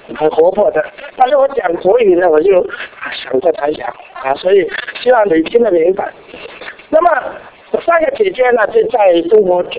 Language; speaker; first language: Chinese; non-native, local second language; Cantonese